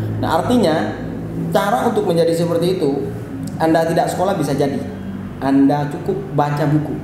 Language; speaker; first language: Indonesian; non-native, local second language; Madurese